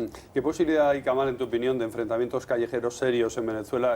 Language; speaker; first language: Spanish; native; Spanish